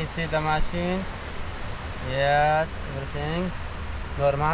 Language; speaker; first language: English; non-native, learner; Arabic